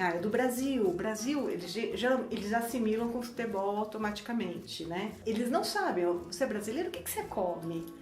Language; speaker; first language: Portuguese; native; Portuguese